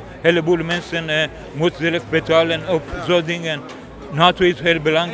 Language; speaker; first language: Dutch; non-native, learner; Persian